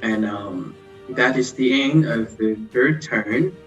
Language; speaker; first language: English; non-native, fluent; Vietnamese